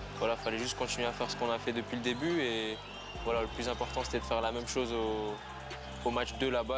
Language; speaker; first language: French; native; French